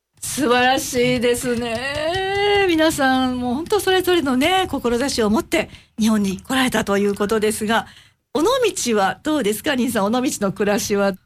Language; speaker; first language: Japanese; native; Japanese